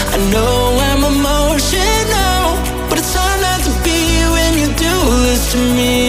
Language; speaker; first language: English; non-native, fluent; German